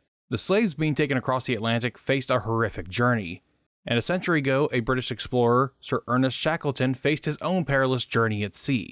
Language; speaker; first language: English; native; English